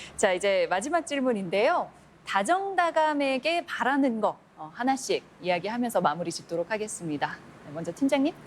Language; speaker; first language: Korean; native; Korean